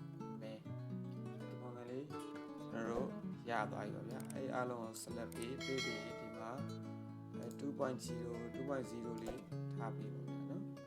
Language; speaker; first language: Burmese; native; Burmese